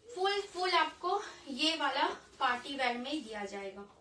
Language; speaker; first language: Hindi; non-native, local second language; Bangla